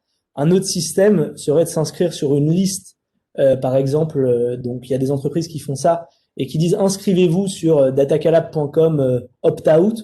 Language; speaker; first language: French; native; French